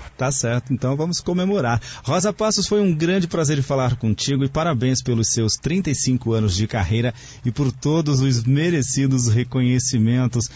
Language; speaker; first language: Portuguese; native; Portuguese